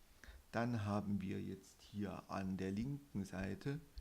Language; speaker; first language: German; native; German